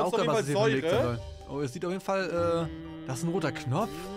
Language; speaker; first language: German; native; German